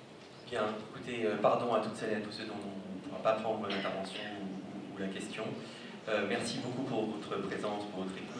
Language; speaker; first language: French; native; French